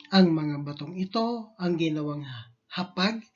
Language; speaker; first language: Filipino; native; Filipino